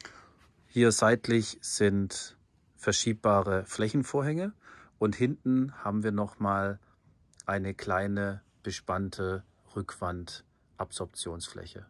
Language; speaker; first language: German; native; German